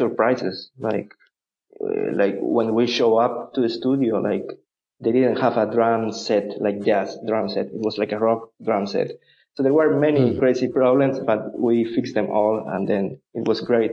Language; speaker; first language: English; non-native, fluent; Spanish